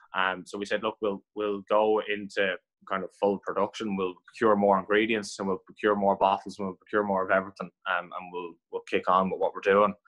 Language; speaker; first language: English; native; English